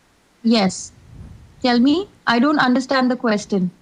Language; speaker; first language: English; non-native, local second language; Hindi